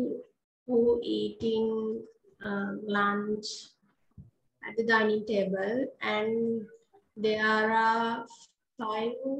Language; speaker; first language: English; non-native, learner; Sinhala